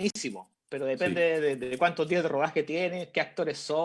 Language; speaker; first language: Spanish; native; Spanish